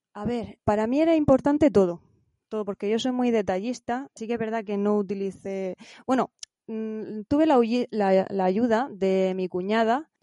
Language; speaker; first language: Spanish; native; Spanish